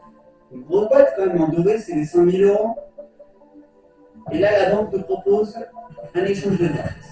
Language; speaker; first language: French; native; French